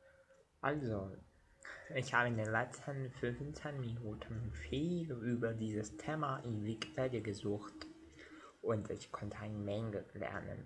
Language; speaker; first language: German; non-native, learner; Portuguese